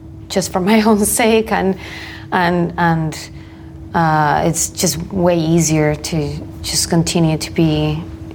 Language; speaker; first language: English; non-native, fluent; Spanish